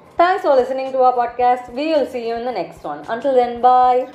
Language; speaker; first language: English; non-native, local second language; Tamil